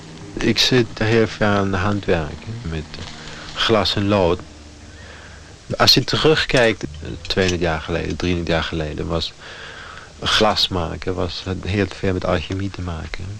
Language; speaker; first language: Dutch; non-native, fluent; German